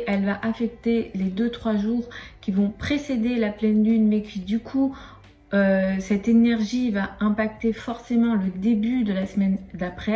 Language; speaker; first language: French; native; French